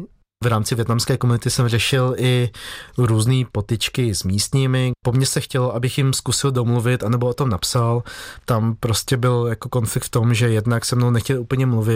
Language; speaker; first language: Czech; early bilingual, other home language; Vietnamese